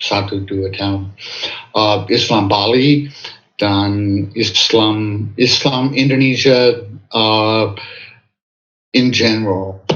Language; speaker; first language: Indonesian; non-native, fluent; English